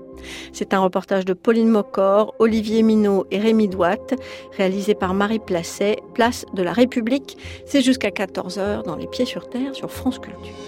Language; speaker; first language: French; native; French